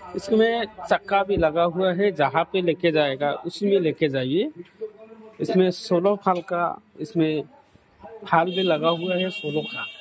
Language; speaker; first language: Hindi; non-native, local second language; Bangla